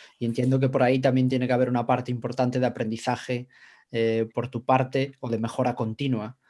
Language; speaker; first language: Spanish; native; Spanish